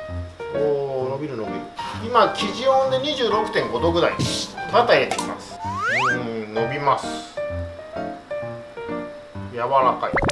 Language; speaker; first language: Japanese; native; Japanese